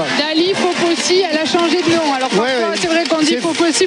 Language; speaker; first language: French; native; French